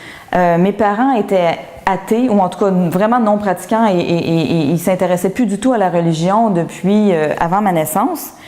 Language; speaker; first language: French; native; French